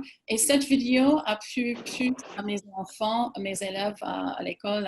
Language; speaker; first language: French; non-native, fluent; English